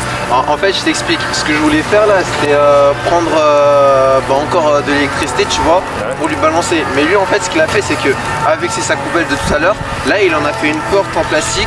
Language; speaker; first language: French; native; French